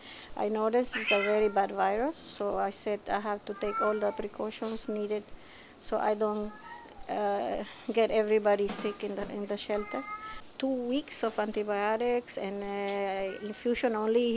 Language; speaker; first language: English; non-native, fluent; Spanish